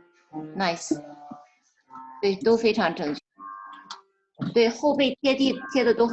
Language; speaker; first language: Chinese; native; Chinese